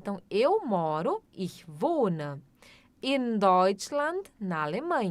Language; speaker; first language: German; non-native, fluent; Portuguese